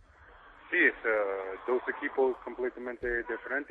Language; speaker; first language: Spanish; non-native, fluent; English